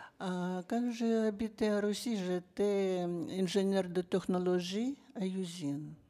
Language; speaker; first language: French; non-native, learner; Russian